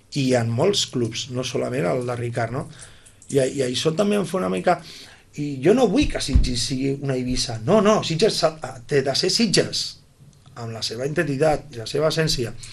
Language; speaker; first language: Catalan; native; Catalan